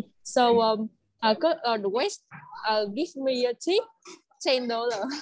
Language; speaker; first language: English; non-native, learner; Vietnamese